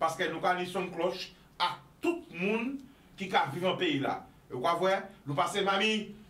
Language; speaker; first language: French; non-native, local second language; Guadeloupean Creole French